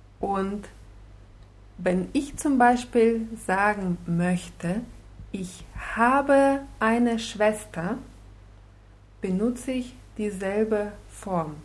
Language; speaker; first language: German; non-native, fluent; Russian